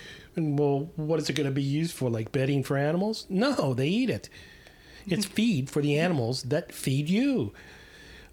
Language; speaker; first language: English; native; English